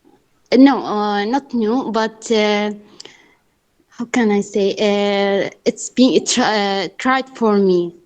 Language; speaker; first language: English; non-native, learner; Arabic